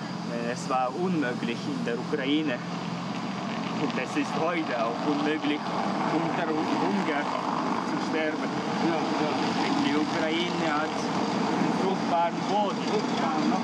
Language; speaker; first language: German; non-native, fluent; Ukrainian